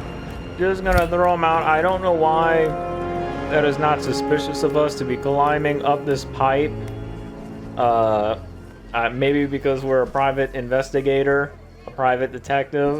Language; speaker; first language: English; native; English